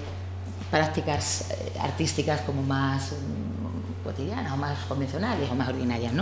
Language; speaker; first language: Spanish; native; Spanish